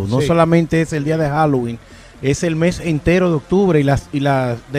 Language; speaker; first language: Spanish; native; Spanish